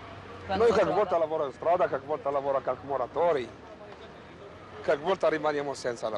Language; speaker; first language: Italian; non-native, learner; Arabic